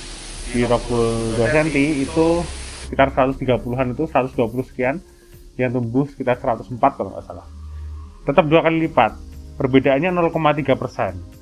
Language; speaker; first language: Indonesian; native; Indonesian